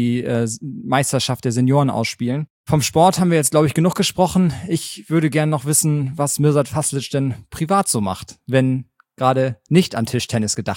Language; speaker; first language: German; native; German